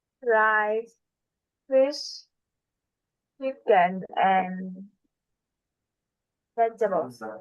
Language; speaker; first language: English; non-native, learner; Vietnamese